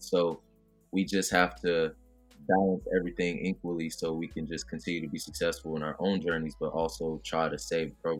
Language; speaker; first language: English; native; English